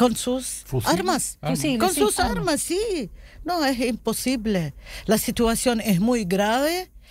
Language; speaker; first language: Spanish; non-native, learner; Arabic